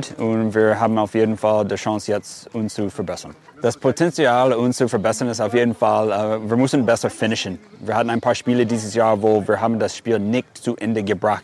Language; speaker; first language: German; non-native, fluent; English